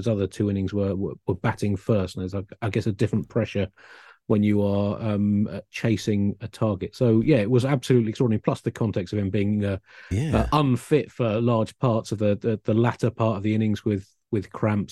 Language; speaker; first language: English; native; English